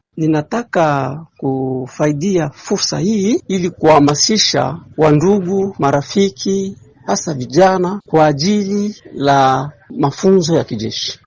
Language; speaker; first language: Swahili; native; Swahili